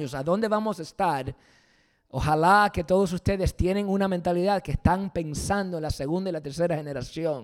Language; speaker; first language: Spanish; early bilingual, heritage; Spanish